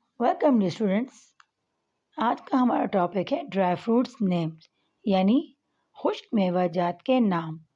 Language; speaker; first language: Urdu; non-native, local second language; Pashto